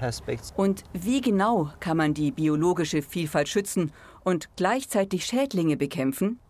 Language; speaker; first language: German; native; German